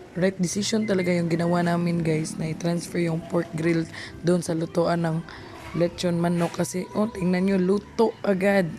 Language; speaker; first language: Filipino; non-native, local second language; Cebuano